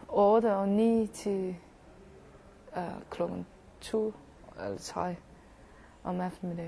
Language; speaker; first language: Danish; non-native, learner; Chinese